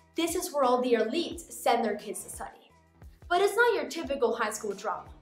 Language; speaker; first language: English; native; English